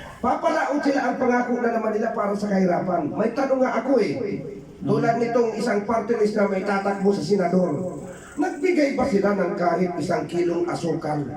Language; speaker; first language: Filipino; non-native, local second language; Bikol